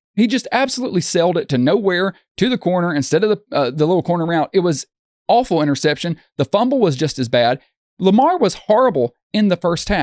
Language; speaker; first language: English; native; English